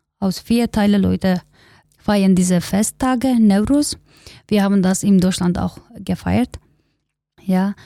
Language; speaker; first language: German; non-native, learner; Kurdish